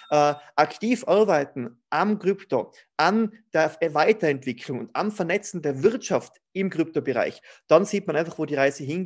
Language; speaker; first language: German; native; German